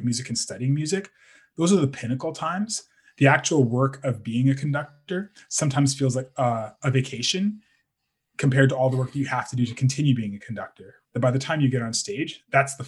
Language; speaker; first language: English; native; English